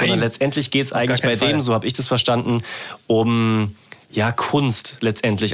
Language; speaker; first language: German; native; German